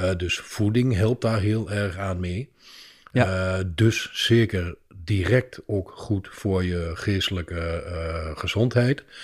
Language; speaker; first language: Dutch; native; Dutch